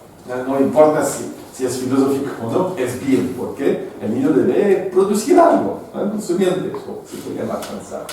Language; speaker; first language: Spanish; non-native, fluent; French